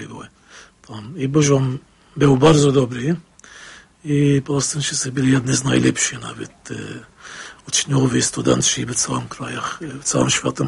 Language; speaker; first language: Polish; non-native, fluent; Arabic